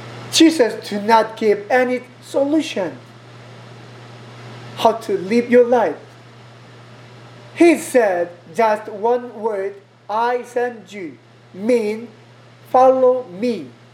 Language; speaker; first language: English; non-native, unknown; Korean